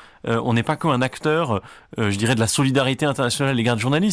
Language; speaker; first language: French; native; French